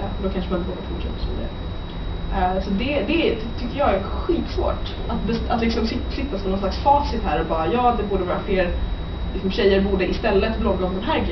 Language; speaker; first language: Swedish; native; Swedish